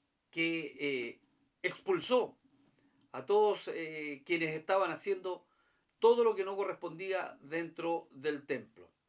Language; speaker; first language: Spanish; native; Spanish